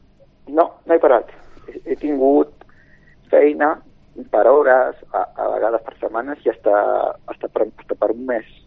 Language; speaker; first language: Catalan; non-native, local second language; Spanish